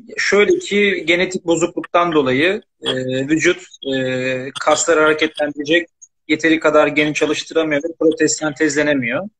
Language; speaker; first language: Turkish; native; Turkish